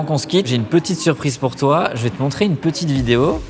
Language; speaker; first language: French; native; French